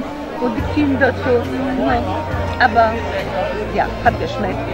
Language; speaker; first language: German; non-native, learner; Polish